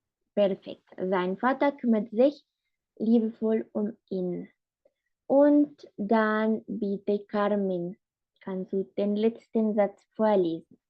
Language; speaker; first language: German; non-native, fluent; Spanish